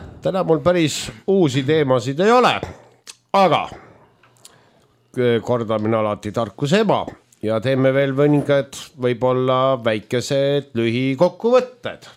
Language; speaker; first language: Estonian; native; Estonian